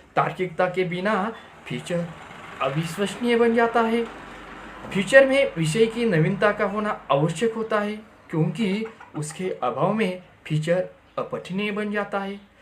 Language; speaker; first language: Hindi; non-native, local second language; Marathi